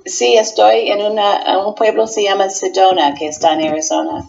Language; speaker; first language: Spanish; non-native, fluent; English